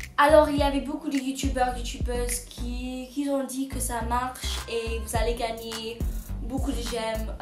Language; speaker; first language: French; non-native, fluent; English